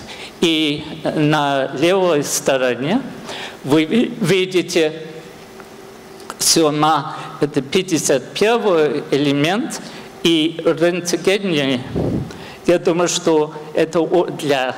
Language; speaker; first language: Russian; non-native, fluent; English